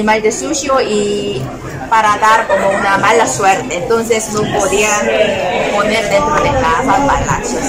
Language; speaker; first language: Spanish; non-native, learner; Korean